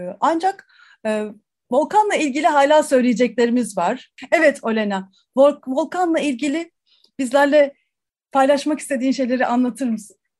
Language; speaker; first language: Turkish; native; Turkish